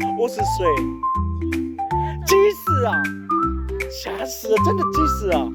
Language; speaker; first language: Chinese; non-native, learner; Filipino